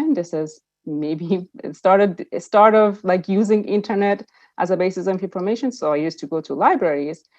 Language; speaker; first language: English; non-native, fluent; Persian